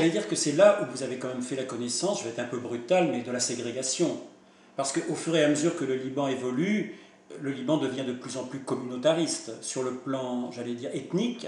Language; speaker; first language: French; native; French